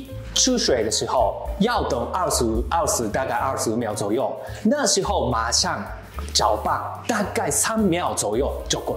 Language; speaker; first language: Chinese; non-native, learner; Japanese